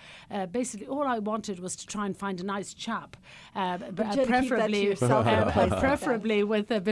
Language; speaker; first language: English; native; English